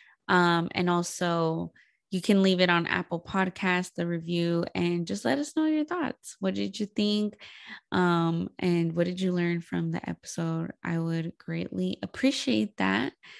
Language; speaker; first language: English; early bilingual, other home language; Spanish